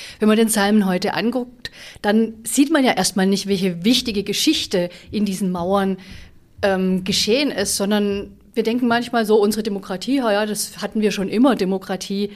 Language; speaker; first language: German; native; German